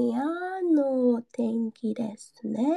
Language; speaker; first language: Japanese; non-native, learner; English